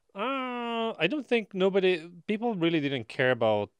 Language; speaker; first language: English; non-native, fluent; Estonian